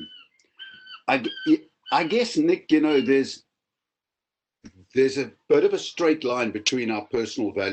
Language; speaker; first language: English; native; English